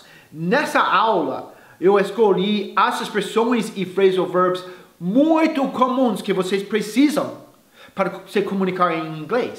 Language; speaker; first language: Portuguese; non-native, fluent; English